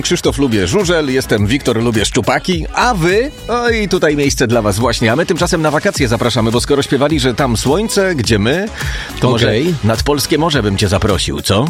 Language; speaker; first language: Polish; native; Polish